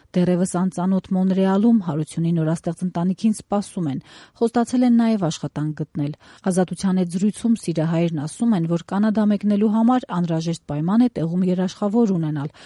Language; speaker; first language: Armenian; native; Armenian